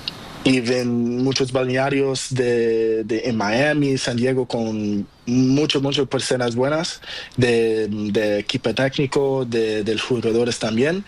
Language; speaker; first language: Spanish; non-native, learner; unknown